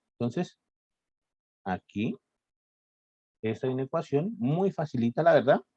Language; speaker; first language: Spanish; native; Spanish